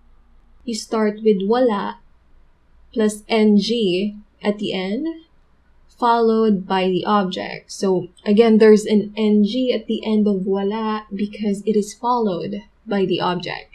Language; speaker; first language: English; non-native, local second language; Filipino